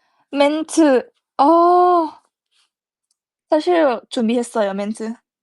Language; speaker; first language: Korean; non-native, learner; Thai